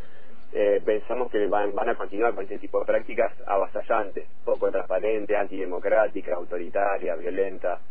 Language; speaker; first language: Spanish; native; Spanish